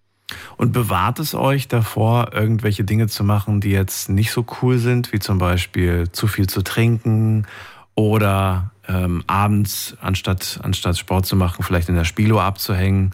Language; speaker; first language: German; native; German